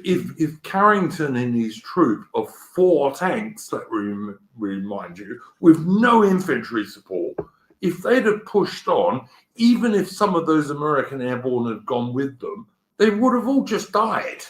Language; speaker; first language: English; native; English